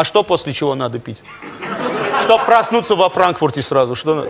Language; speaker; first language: Russian; non-native, local second language; Armenian